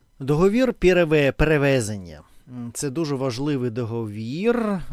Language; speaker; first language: Ukrainian; non-native, local second language; Russian